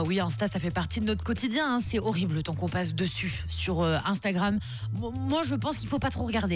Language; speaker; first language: French; native; French